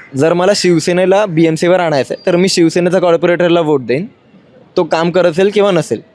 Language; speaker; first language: Marathi; native; Marathi